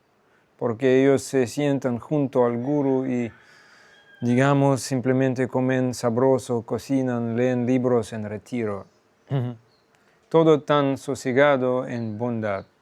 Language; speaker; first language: Spanish; non-native, fluent; Russian